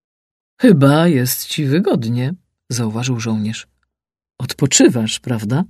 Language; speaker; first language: Polish; native; Polish